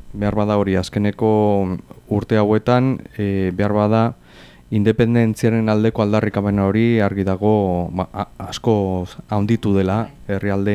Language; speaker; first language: Basque; native; Basque